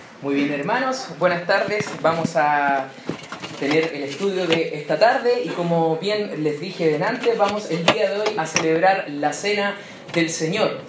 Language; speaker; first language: Spanish; native; Spanish